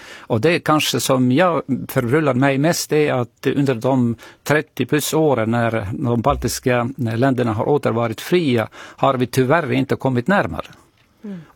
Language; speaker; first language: Swedish; non-native, fluent; Estonian